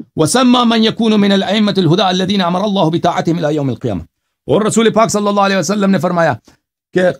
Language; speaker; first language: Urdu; non-native, fluent; Persian